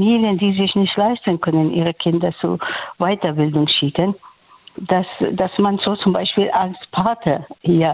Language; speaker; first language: German; non-native, fluent; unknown